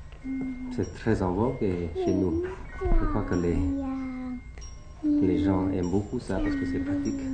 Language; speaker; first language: French; early bilingual, other home language; Thai